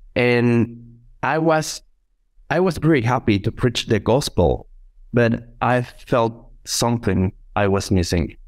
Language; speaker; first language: English; non-native, fluent; Spanish